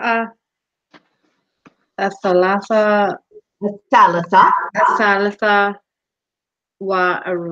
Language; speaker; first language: Arabic; non-native, learner; English